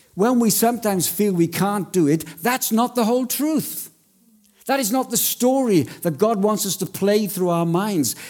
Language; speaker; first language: English; native; English